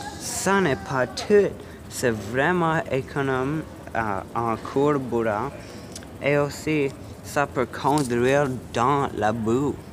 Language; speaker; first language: French; non-native, learner; English